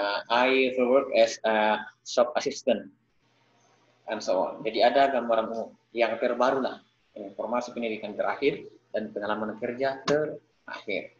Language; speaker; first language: English; non-native, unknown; Indonesian